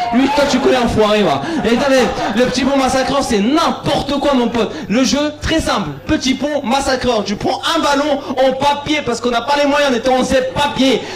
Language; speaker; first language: French; early bilingual, other home language; Arabic